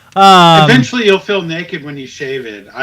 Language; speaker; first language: English; native; English